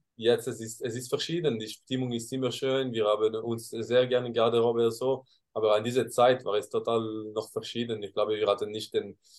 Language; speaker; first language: German; non-native, local second language; French